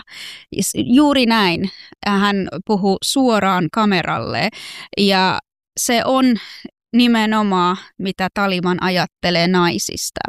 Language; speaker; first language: Finnish; non-native, fluent; Persian